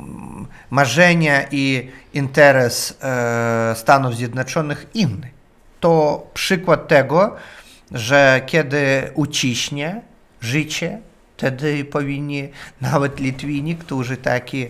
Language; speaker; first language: Polish; non-native, learner; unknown